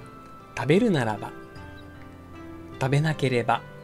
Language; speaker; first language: Japanese; non-native, fluent; Portuguese